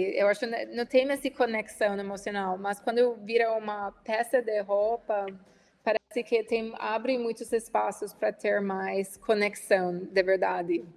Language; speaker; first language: Portuguese; non-native, fluent; English